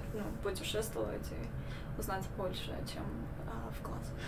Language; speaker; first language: Russian; non-native, local second language; Armenian